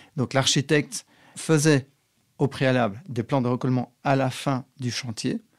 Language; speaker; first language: French; native; French